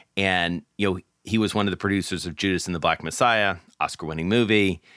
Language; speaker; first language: English; native; English